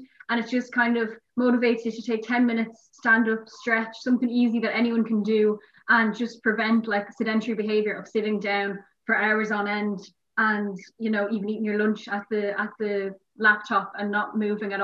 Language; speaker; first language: English; native; English